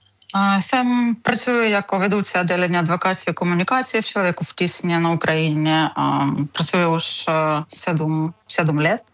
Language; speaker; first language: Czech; non-native, learner; Ukrainian